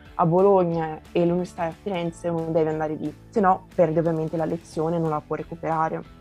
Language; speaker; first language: Italian; early bilingual, other home language; Portuguese